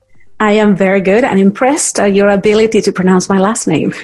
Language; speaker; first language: English; non-native, fluent; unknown